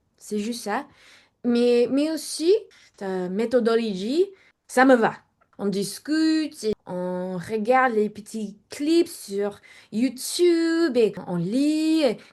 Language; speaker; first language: French; non-native, learner; English